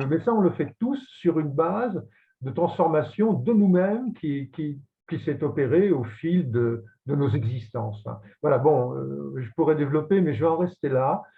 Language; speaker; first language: French; native; French